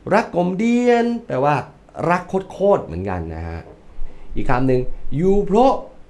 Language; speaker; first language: Thai; native; Thai